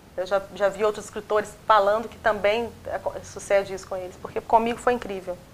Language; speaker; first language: Portuguese; native; Portuguese